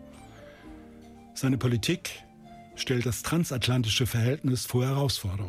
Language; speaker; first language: German; native; German